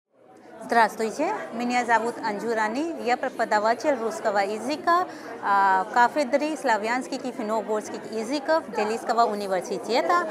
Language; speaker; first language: Russian; non-native, fluent; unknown